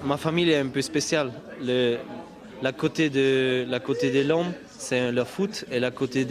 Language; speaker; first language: French; non-native, local second language; German